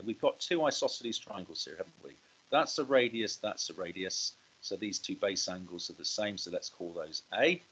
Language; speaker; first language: English; native; English